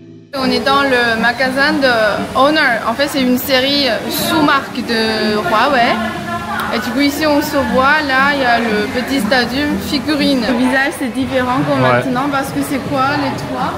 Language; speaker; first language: French; non-native, fluent; Chinese